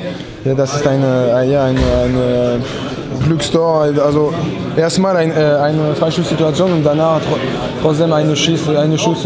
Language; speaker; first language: German; non-native, fluent; French